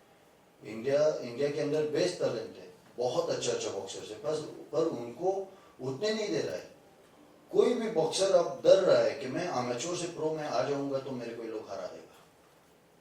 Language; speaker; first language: Hindi; non-native, fluent; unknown